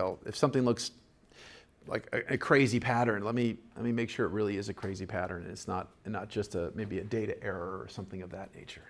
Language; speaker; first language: English; native; English